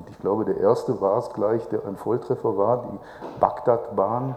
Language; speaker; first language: German; native; German